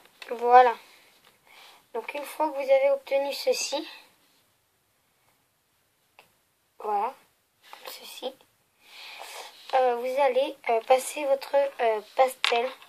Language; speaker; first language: French; native; French